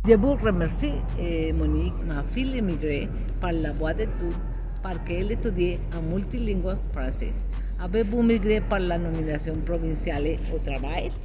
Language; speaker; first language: French; non-native, learner; Spanish